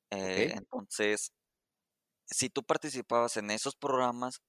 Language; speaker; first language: Spanish; native; Spanish